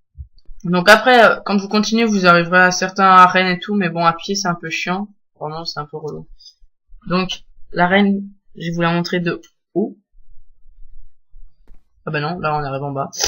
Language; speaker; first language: French; native; French